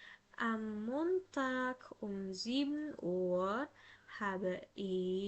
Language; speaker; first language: German; non-native, fluent; Indonesian